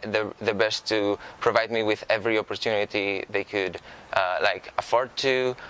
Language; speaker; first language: English; non-native, fluent; Greek